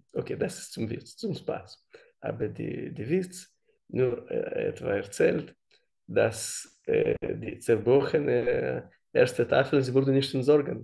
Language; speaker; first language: German; non-native, learner; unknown